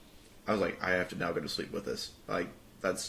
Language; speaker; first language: English; native; English